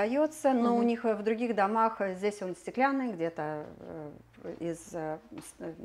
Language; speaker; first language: Russian; native; Russian